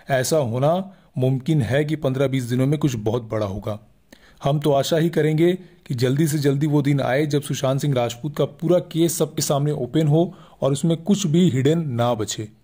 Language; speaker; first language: Hindi; native; Hindi